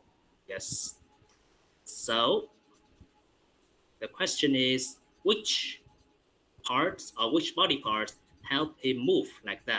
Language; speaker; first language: English; non-native, fluent; Vietnamese